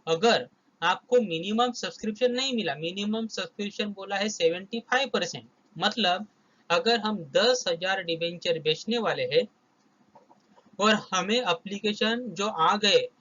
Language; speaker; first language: Hindi; non-native, local second language; Marathi